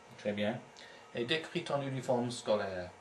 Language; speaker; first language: French; non-native, fluent; English